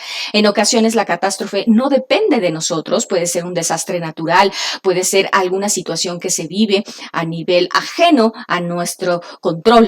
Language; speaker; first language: Spanish; native; Spanish